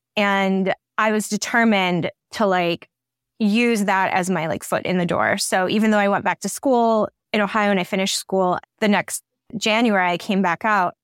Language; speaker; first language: English; native; English